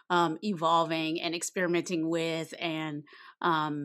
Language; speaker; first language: English; native; English